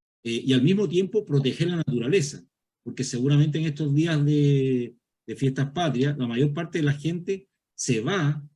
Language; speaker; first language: Spanish; native; Spanish